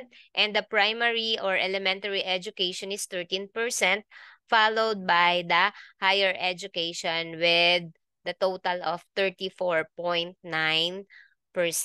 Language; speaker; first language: English; non-native, local second language; Filipino